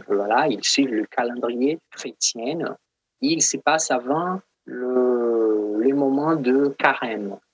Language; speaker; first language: French; non-native, fluent; Portuguese